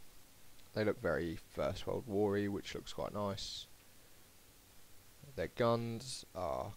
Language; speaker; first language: English; native; English